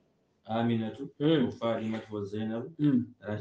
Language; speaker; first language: Arabic; non-native, learner; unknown